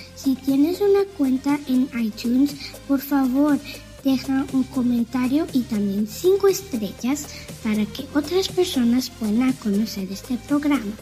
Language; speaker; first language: Spanish; early bilingual, heritage; Spanish